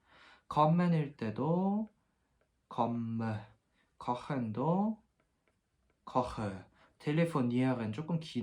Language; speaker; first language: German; non-native, fluent; Korean